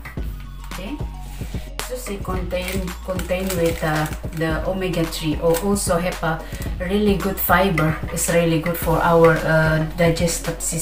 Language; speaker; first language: English; non-native, learner; Indonesian